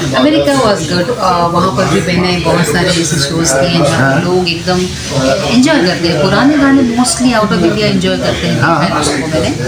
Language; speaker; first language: Hindi; non-native, local second language; Marathi